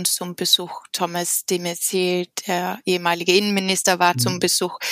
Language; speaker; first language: German; non-native, fluent; Danish